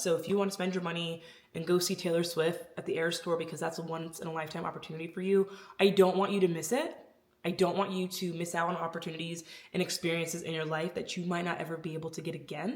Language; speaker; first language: English; native; English